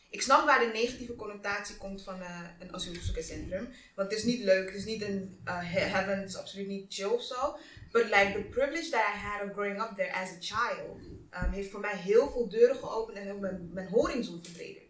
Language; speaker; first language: Dutch; early bilingual, other home language; Kinyarwanda